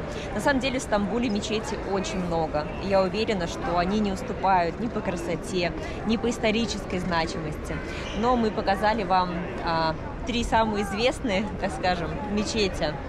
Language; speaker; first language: Russian; native; Russian